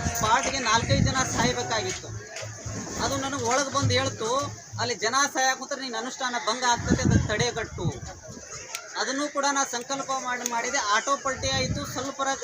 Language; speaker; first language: Kannada; native; Kannada